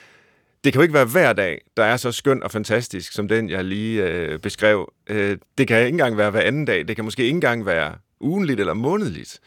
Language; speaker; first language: Danish; native; Danish